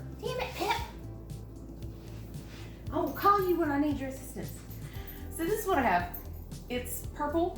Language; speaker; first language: English; native; English